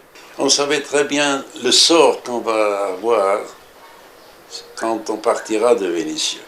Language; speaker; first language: French; early bilingual, other home language; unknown